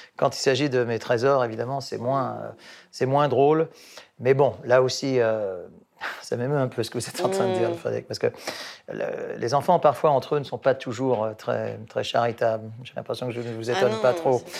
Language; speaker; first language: French; non-native, local second language; English